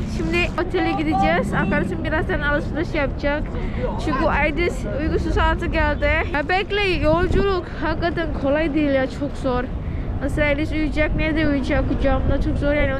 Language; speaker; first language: Turkish; non-native, learner; Indonesian